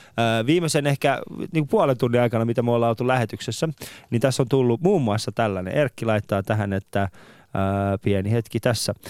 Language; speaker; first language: Finnish; non-native, fluent; Persian